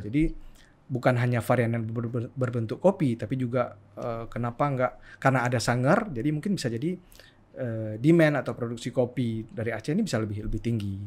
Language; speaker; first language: Indonesian; native; Indonesian